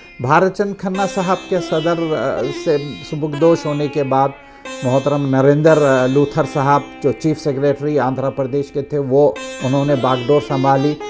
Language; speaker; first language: Urdu; native; Urdu